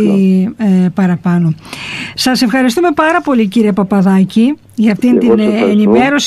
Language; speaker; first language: Greek; native; Greek